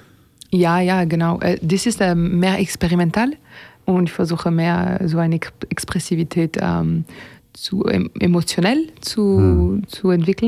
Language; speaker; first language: German; non-native, learner; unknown